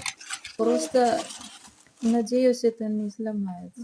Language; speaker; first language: Russian; non-native, fluent; Filipino